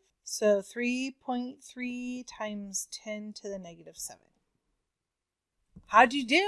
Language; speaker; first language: English; native; English